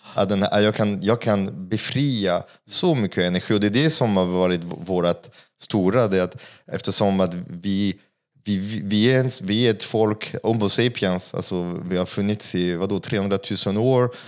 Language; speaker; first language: Swedish; non-native, fluent; French